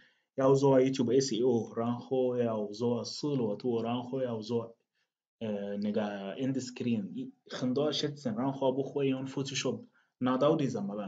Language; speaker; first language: Chinese; non-native, fluent; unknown